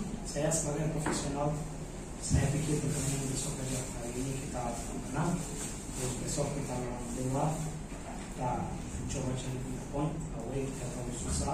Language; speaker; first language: Indonesian; non-native, fluent; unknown